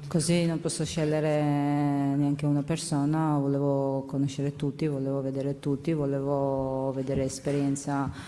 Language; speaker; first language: Italian; non-native, learner; Georgian